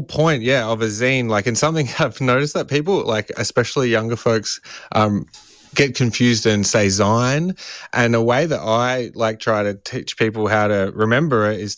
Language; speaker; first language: English; native; English